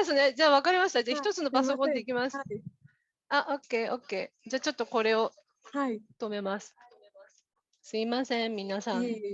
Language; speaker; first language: Japanese; native; Japanese